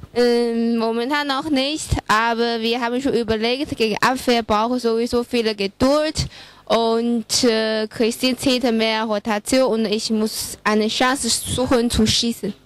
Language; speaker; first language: German; non-native, fluent; Chinese